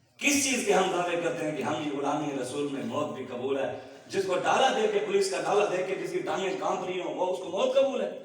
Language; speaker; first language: Urdu; non-native, local second language; Punjabi